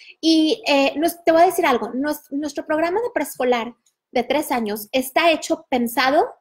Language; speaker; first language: Spanish; early bilingual, heritage; Spanish